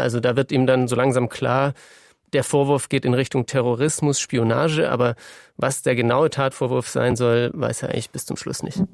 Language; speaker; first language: German; native; German